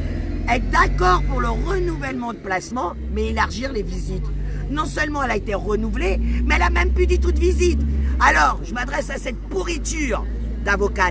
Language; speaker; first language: French; native; French